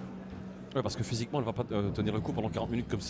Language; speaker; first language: French; native; French